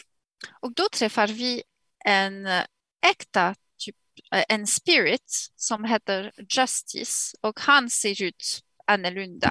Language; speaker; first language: Swedish; non-native, fluent; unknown